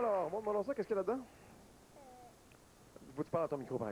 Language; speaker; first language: French; native; French